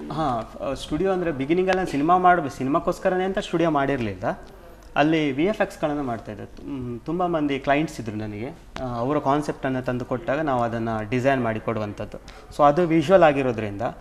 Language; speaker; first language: Kannada; native; Kannada